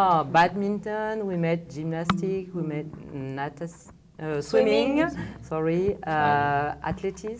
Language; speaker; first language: English; non-native, learner; French